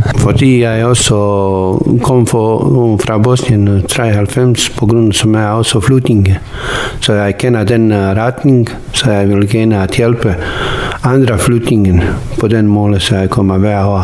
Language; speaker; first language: Danish; non-native, learner; Bosnian